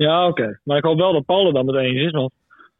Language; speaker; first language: Dutch; native; Dutch